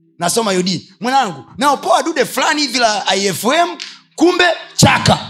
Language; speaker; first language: Swahili; native; Swahili